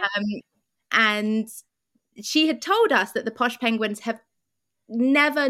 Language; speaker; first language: English; native; English